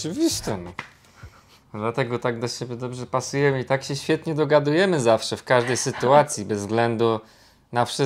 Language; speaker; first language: Polish; native; Polish